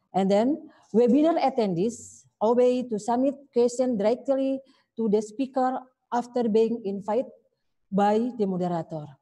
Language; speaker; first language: English; non-native, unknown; Indonesian